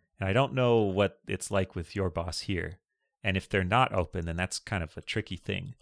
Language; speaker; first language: English; native; English